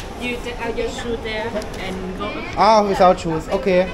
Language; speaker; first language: English; non-native, learner; German